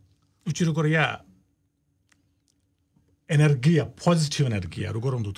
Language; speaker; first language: Georgian; non-native, learner; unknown